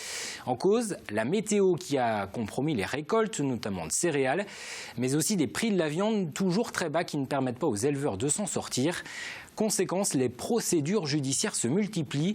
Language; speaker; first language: French; native; French